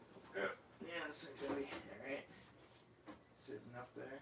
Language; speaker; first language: English; native; English